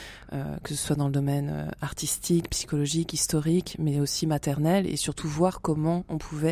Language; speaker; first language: French; native; French